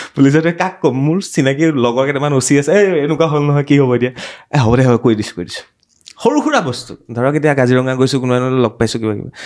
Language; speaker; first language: Assamese; native; Assamese